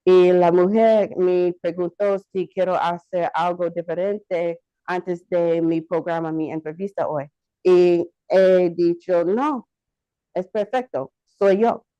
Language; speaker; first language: Spanish; non-native, learner; English